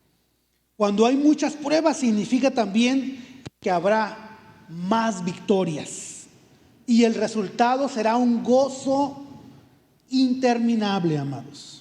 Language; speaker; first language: Spanish; native; Spanish